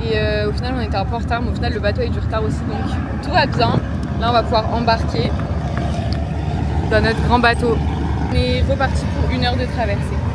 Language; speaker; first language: French; native; French